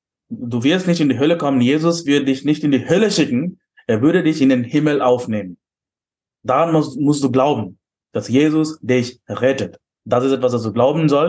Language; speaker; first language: German; non-native, fluent; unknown